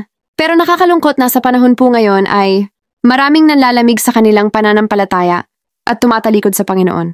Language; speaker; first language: Filipino; native; Filipino